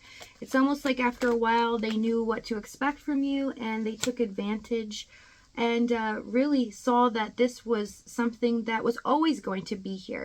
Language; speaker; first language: English; native; English